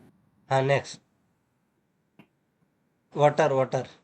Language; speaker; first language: English; non-native, learner; Urdu